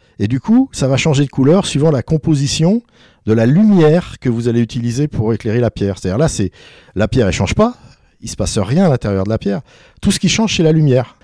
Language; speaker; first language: French; native; French